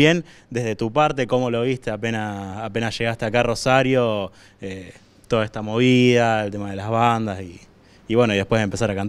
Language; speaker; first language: Spanish; native; Spanish